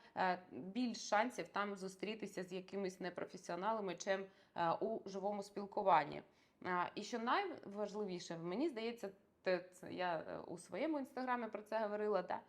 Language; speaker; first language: Ukrainian; non-native, local second language; Russian